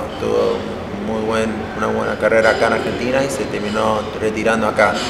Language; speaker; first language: Spanish; early bilingual, heritage; Spanish